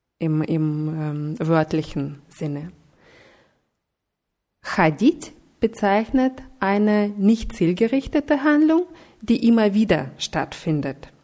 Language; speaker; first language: German; non-native, fluent; Russian